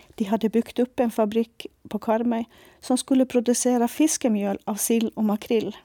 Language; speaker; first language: Swedish; non-native, fluent; Faroese